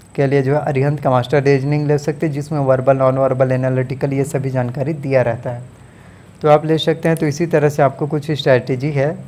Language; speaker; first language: Hindi; native; Hindi